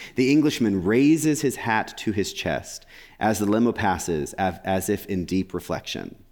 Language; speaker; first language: English; native; English